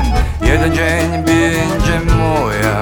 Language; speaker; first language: Polish; early bilingual, heritage; Polish